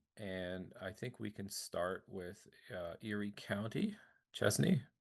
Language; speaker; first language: English; native; English